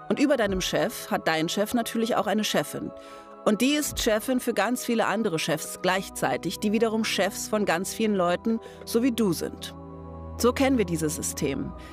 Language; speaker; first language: German; native; German